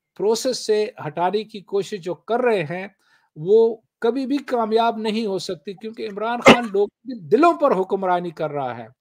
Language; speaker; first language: Urdu; non-native, local second language; Pashto